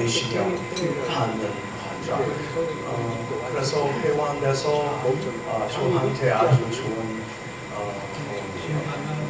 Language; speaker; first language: Korean; non-native, learner; English